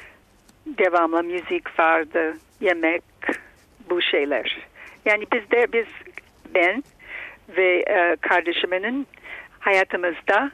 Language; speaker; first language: Turkish; non-native, fluent; Bulgarian